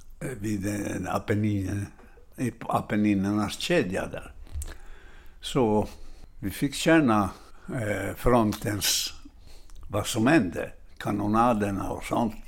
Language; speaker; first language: Swedish; non-native, fluent; Italian